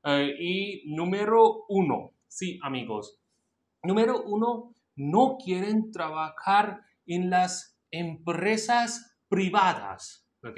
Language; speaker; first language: Spanish; non-native, local second language; Hindi